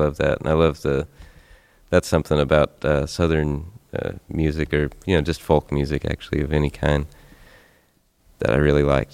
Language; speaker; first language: English; native; English